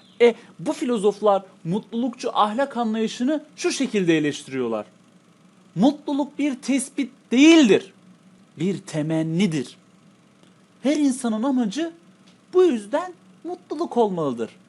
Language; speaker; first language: Turkish; native; Turkish